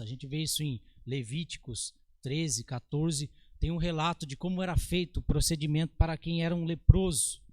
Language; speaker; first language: Portuguese; native; Portuguese